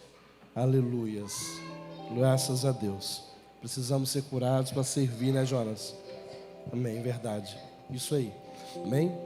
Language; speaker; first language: Portuguese; native; Portuguese